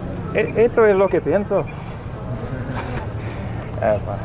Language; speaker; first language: Spanish; non-native, fluent; English